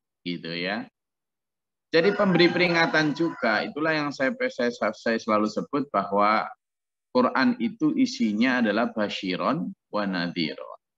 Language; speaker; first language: Indonesian; non-native, local second language; Javanese